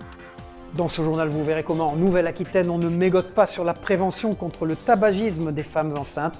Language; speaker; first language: French; native; French